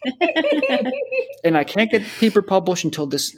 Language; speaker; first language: English; native; English